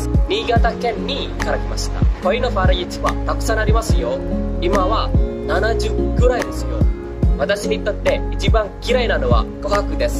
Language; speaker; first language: Japanese; non-native, learner; Indonesian